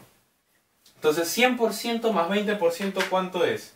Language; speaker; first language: Spanish; native; Spanish